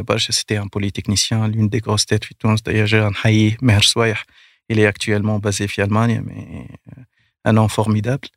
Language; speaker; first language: French; non-native, local second language; Arabic